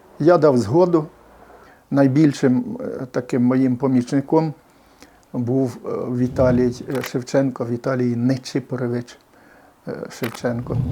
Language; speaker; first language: Ukrainian; native; Ukrainian